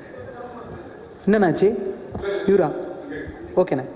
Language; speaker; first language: Tamil; native; Tamil